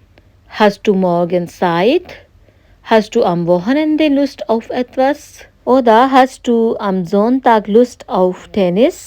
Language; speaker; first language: German; non-native, fluent; Hindi